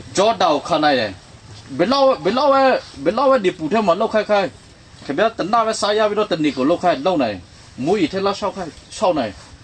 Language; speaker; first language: Burmese; non-native, local second language; Western Kayah